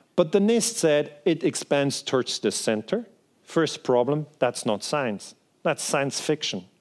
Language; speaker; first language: English; non-native, fluent; Swiss German